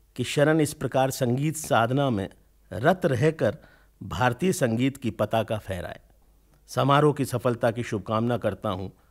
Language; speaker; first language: Hindi; native; Hindi